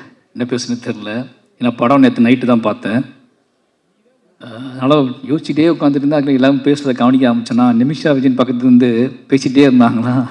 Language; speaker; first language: Tamil; native; Tamil